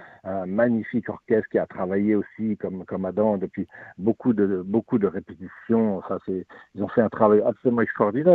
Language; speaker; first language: French; native; French